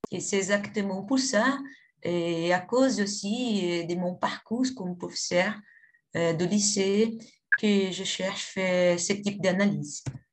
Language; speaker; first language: French; non-native, fluent; Portuguese